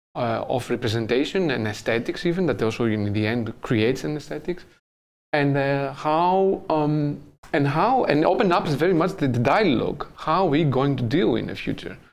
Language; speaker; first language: English; non-native, fluent; Greek